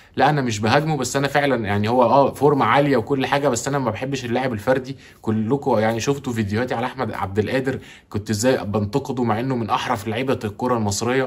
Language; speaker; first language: Arabic; native; Arabic